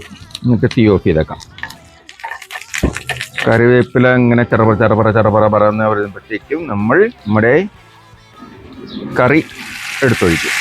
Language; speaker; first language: Malayalam; native; Malayalam